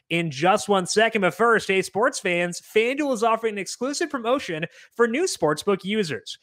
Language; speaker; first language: English; native; English